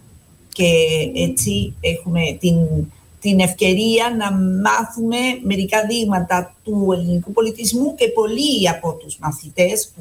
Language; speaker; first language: Greek; non-native, fluent; Spanish